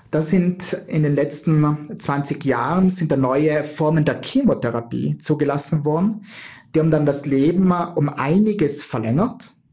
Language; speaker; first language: German; native; German